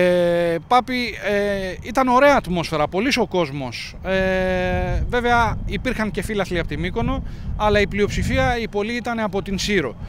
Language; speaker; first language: Greek; native; Greek